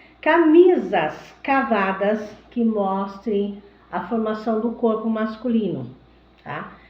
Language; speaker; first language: Portuguese; native; Portuguese